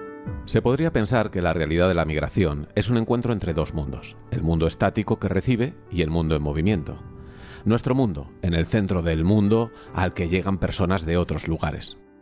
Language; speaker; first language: Spanish; native; Spanish